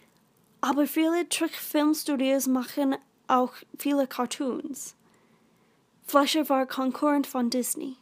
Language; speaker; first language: German; non-native, learner; English